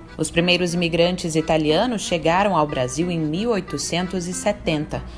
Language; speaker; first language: Portuguese; native; Portuguese